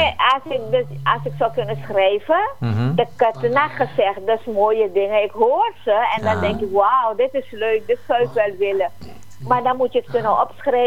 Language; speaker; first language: Dutch; non-native, local second language; Caribbean Hindustani